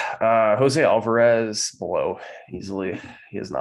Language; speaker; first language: English; native; English